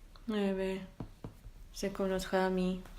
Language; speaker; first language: French; non-native, learner; Malay